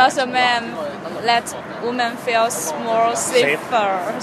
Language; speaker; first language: English; non-native, fluent; Chinese